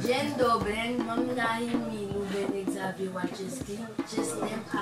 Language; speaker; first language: Polish; non-native, learner; French